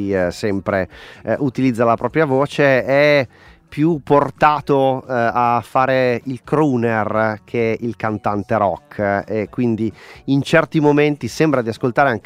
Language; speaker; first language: Italian; native; Italian